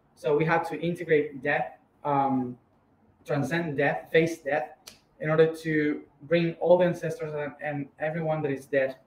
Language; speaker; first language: English; non-native, fluent; Spanish